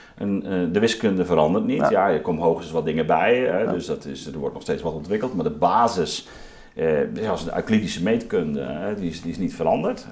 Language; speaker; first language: Dutch; native; Dutch